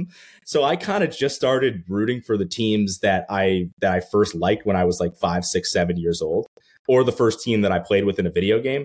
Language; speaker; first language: English; native; English